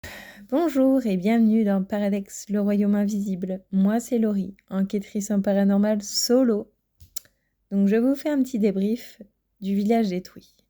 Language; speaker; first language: French; native; French